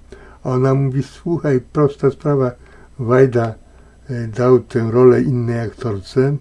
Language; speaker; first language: Polish; native; Polish